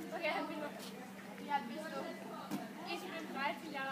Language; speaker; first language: German; non-native, learner; Danish